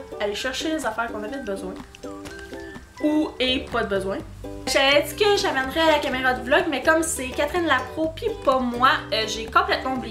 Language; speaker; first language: French; native; French